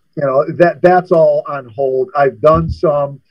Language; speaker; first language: English; native; English